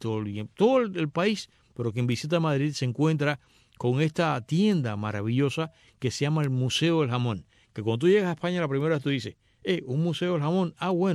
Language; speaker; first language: Spanish; native; Spanish